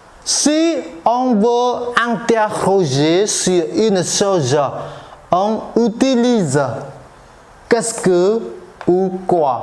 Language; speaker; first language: French; non-native, fluent; Khmer